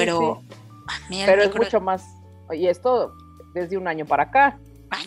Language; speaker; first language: Spanish; native; Spanish